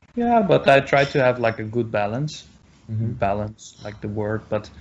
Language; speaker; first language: English; non-native, fluent; Dutch